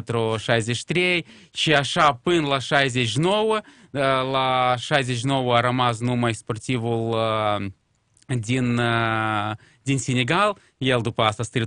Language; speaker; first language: Romanian; non-native, local second language; Russian